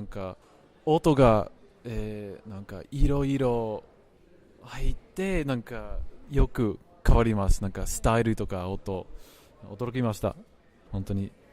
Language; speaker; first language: Japanese; non-native, fluent; English